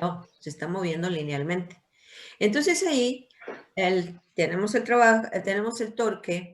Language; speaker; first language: Spanish; native; Spanish